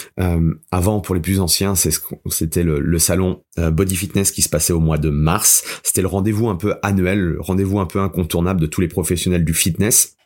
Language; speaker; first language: French; native; French